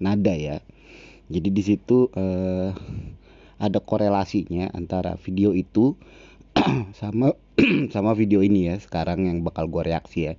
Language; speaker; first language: Indonesian; native; Indonesian